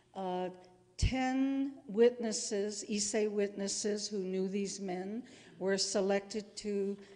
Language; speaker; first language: English; native; English